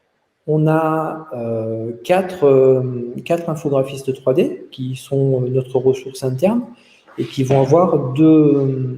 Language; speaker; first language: French; native; French